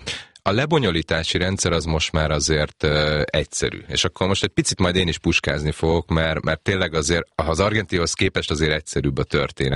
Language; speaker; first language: Hungarian; native; Hungarian